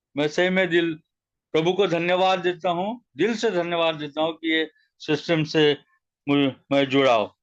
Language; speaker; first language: Hindi; non-native, local second language; Marathi